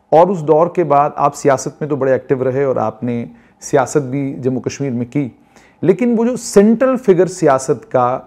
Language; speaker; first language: Hindi; non-native, local second language; Kashmiri